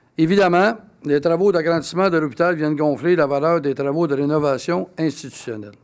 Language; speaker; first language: French; native; French